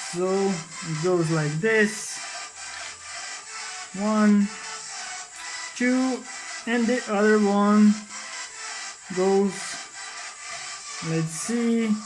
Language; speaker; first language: English; non-native, fluent; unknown